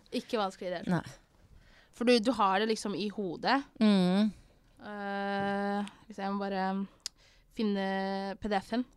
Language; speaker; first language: Norwegian; early bilingual, other home language; Somali